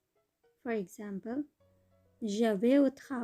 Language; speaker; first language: French; non-native, fluent; Bangla